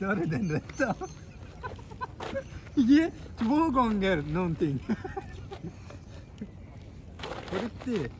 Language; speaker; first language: Swedish; early bilingual, other home language; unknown